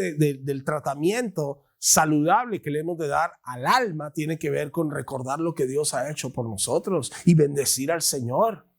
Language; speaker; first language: Spanish; native; Spanish